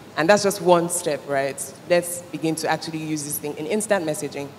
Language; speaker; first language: English; non-native, local second language; Igbo